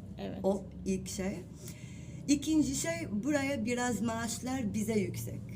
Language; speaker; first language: Turkish; non-native, learner; Arabic